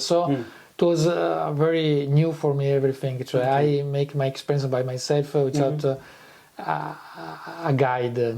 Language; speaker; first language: English; non-native, fluent; Italian